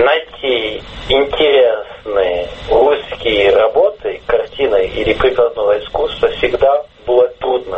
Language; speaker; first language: Russian; early bilingual, heritage; English